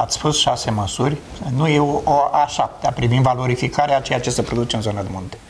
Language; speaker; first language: Romanian; native; Romanian